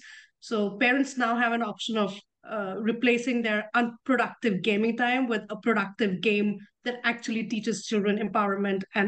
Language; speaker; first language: English; non-native, local second language; Hindi